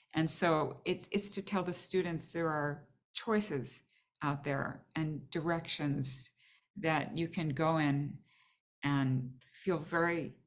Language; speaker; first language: English; native; English